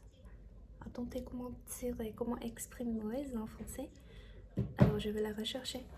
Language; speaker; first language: French; non-native, learner; Chinese